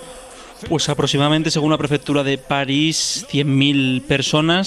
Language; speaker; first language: Spanish; native; Spanish